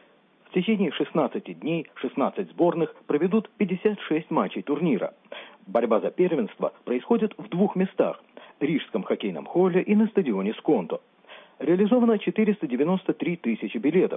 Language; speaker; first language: Russian; native; Russian